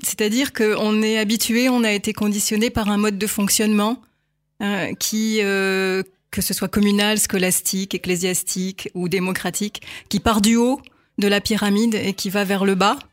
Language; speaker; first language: French; native; French